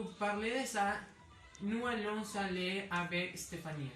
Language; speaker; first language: French; non-native, learner; Spanish